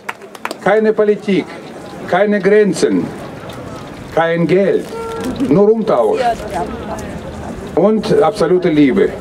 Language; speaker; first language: German; non-native, fluent; Russian